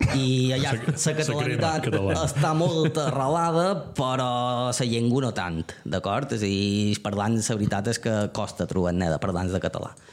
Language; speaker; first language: Catalan; native; Catalan